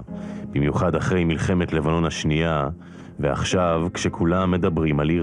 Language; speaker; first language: Hebrew; native; Hebrew